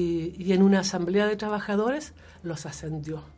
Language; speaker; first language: Spanish; native; Spanish